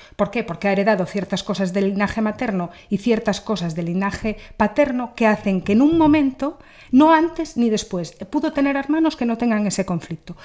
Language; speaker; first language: Spanish; native; Spanish